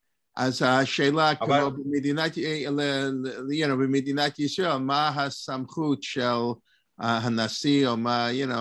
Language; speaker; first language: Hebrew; non-native, learner; English